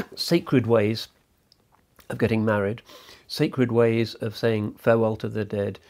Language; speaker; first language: English; native; English